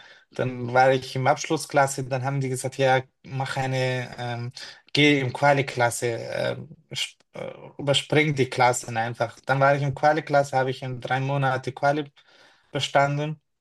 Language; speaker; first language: German; non-native, fluent; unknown